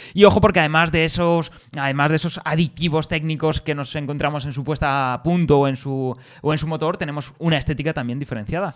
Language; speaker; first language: Spanish; native; Spanish